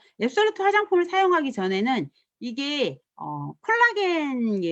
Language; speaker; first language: Korean; native; Korean